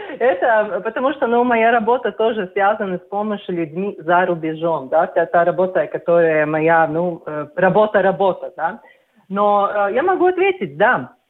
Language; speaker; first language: Russian; non-native, local second language; Latvian